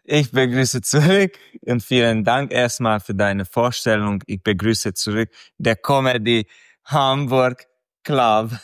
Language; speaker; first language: German; non-native, fluent; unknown